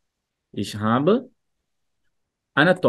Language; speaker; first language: German; non-native, fluent; Portuguese